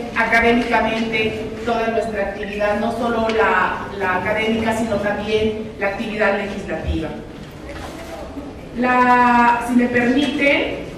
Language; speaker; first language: Spanish; native; Spanish